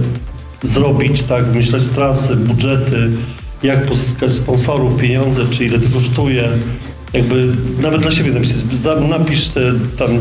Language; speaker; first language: Polish; native; Polish